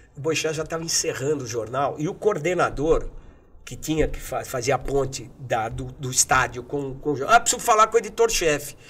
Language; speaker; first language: Portuguese; native; Portuguese